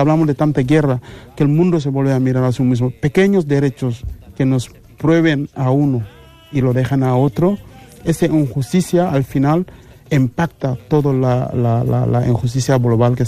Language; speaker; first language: Spanish; non-native, fluent; Wolof